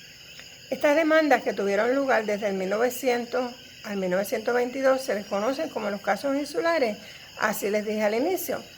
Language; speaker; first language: Spanish; native; Spanish